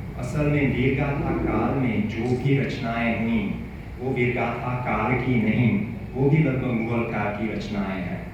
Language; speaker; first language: Hindi; non-native, fluent; Hungarian